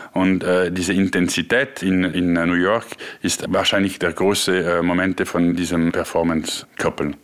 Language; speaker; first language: German; non-native, local second language; French